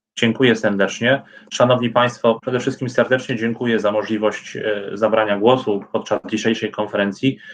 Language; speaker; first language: Polish; native; Polish